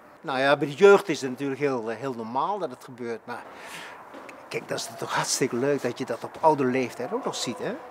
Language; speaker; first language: Dutch; early bilingual, other home language; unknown